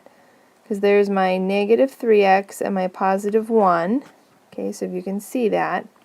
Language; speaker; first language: English; native; English